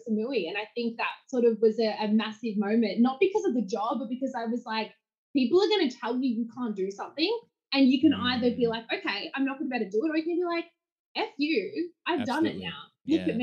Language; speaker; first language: English; native; English